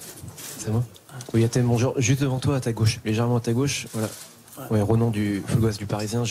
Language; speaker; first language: French; native; French